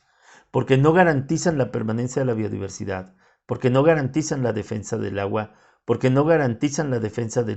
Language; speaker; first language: Spanish; native; Spanish